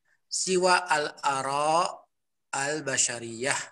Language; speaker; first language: Arabic; non-native, fluent; Indonesian